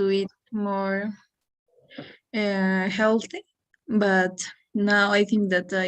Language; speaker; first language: English; non-native, learner; Spanish